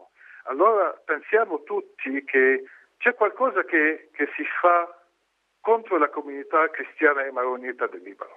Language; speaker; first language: Italian; non-native, learner; Arabic